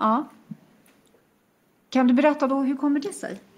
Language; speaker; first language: Swedish; native; Swedish